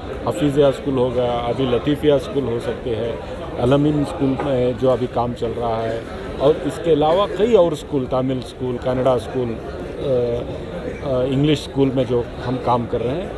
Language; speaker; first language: Urdu; native; Urdu